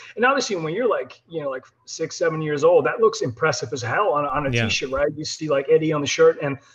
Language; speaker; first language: English; non-native, fluent; Dutch